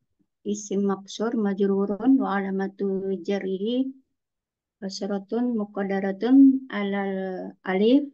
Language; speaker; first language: Arabic; non-native, learner; Indonesian